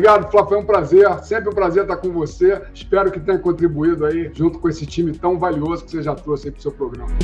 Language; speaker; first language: Portuguese; native; Portuguese